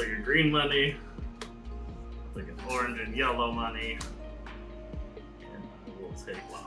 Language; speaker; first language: English; native; English